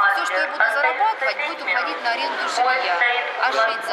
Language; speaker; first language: Russian; native; Russian